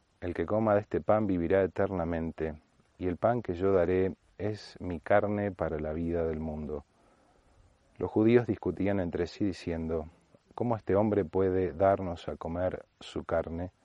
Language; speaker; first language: Spanish; native; Spanish